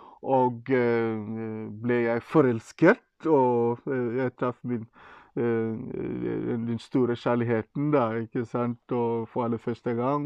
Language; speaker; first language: Norwegian; non-native, fluent; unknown